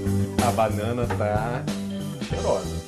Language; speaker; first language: Portuguese; native; Portuguese